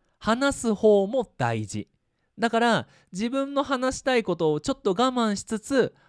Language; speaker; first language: Japanese; native; Japanese